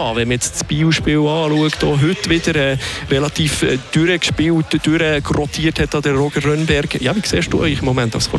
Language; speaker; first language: German; native; German